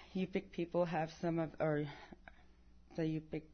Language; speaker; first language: English; early bilingual, other home language; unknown